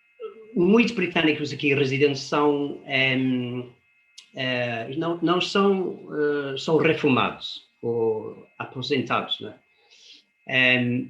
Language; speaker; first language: Portuguese; non-native, fluent; English